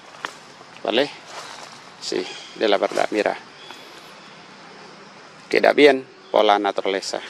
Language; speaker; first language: Spanish; non-native, learner; Khmer